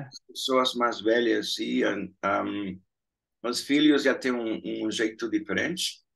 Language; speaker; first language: Portuguese; non-native, fluent; Spanish